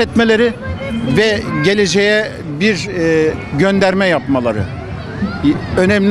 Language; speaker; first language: Turkish; native; Turkish